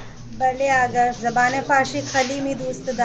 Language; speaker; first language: Persian; non-native, learner; Urdu